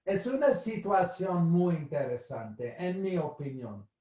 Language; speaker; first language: Spanish; non-native, fluent; English